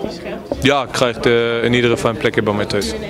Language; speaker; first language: Dutch; non-native, fluent; German